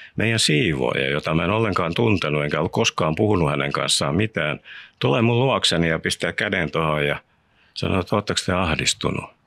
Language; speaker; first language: Finnish; native; Finnish